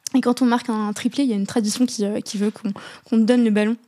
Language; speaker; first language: French; non-native, local second language; Arabic